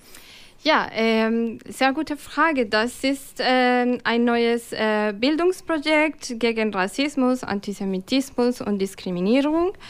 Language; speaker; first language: German; non-native, fluent; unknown